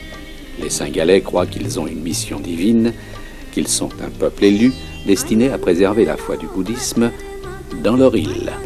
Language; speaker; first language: French; native; French